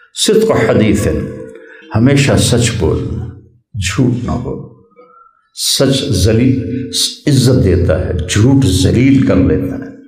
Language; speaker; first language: Urdu; non-native, local second language; Punjabi